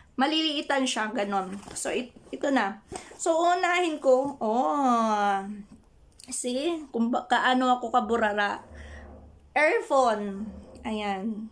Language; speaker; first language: Filipino; non-native, local second language; Hiligaynon